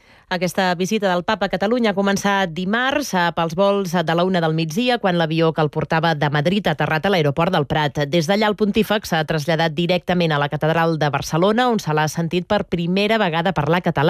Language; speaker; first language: Catalan; native; Catalan